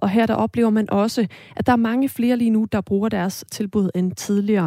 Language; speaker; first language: Danish; native; Danish